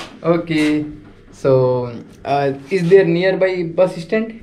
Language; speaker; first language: English; non-native, local second language; Hindi